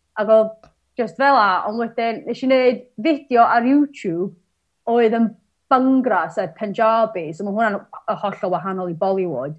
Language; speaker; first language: Welsh; native; Welsh